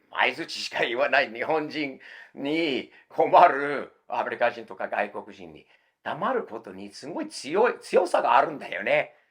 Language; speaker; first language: Japanese; non-native, fluent; English